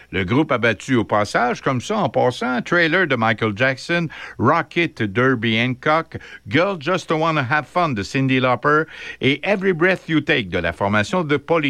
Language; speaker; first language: French; native; French